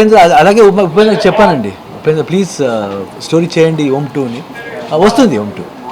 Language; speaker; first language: Telugu; non-native, learner; Kannada